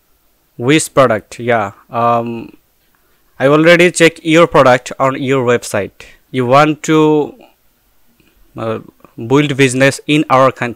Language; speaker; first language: English; non-native, local second language; Bangla